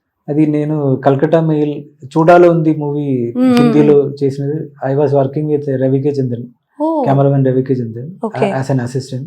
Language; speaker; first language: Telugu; non-native, learner; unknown